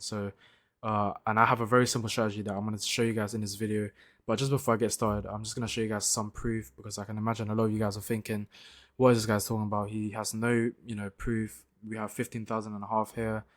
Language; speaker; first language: English; native; English